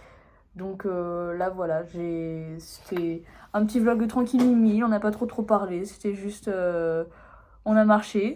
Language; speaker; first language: French; native; French